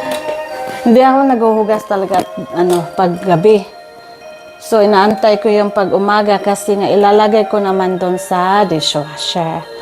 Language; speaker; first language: Filipino; native; Filipino